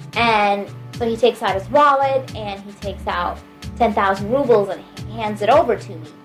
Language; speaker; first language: English; non-native, fluent; Russian